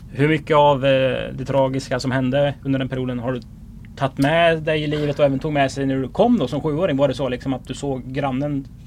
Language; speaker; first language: Swedish; native; Swedish